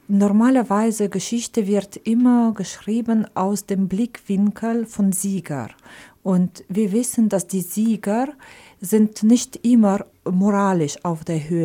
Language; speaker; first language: German; non-native, fluent; Ukrainian